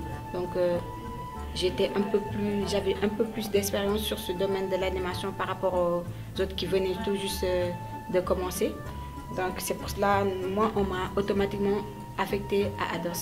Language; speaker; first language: French; non-native, local second language; Wolof